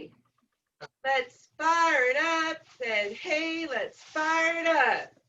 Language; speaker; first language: English; native; English